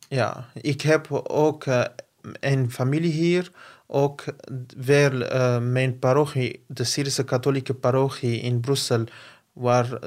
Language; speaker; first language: Dutch; non-native, fluent; Arabic